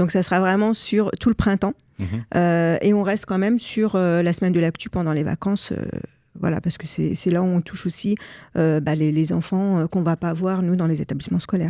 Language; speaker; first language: French; native; French